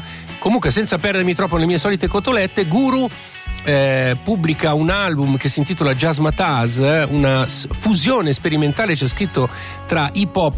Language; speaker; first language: Italian; native; Italian